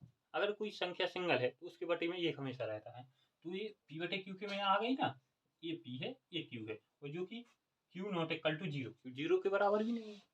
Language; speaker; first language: Hindi; native; Hindi